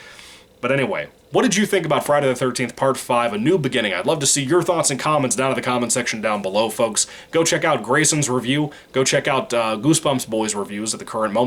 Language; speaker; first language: English; native; English